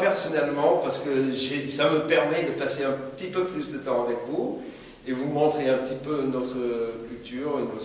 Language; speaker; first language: French; non-native, fluent; English